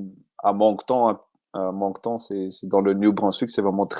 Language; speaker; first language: French; non-native, local second language; Malagasy